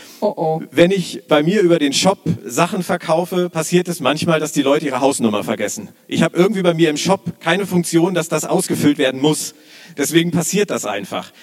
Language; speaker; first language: German; native; German